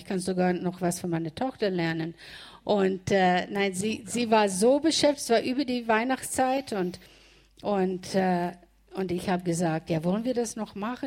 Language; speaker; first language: German; non-native, fluent; English